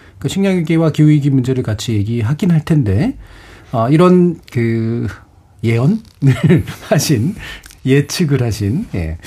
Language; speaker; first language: Korean; native; Korean